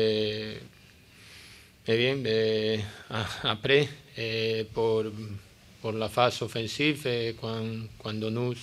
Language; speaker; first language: French; non-native, learner; Spanish